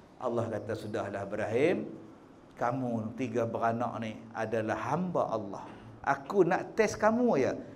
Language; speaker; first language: Malay; native; Malay